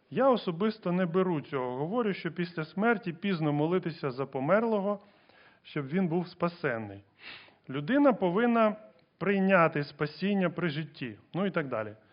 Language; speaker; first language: Ukrainian; non-native, local second language; Russian